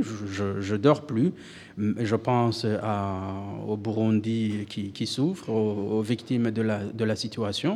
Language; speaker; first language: French; non-native, local second language; Rundi